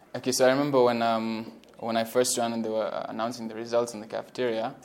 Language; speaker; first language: English; non-native, local second language; Swahili